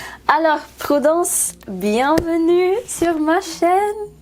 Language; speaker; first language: French; non-native, learner; English